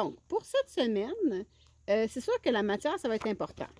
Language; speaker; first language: French; native; French